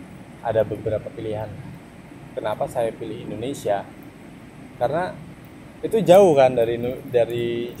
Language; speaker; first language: Indonesian; non-native, fluent; German